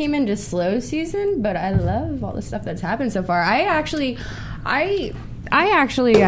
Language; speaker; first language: English; native; English